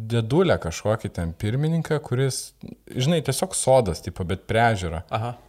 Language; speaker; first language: Lithuanian; native; Lithuanian